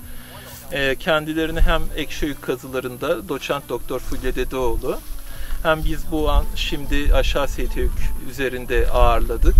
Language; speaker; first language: Turkish; native; Turkish